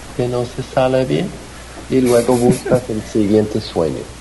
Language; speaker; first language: Spanish; early bilingual, heritage; Spanish